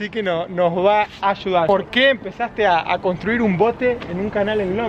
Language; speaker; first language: Spanish; native; Spanish